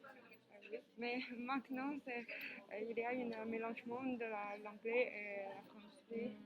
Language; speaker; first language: French; non-native, learner; Chinese